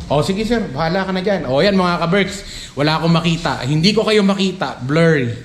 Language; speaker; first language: Filipino; native; Filipino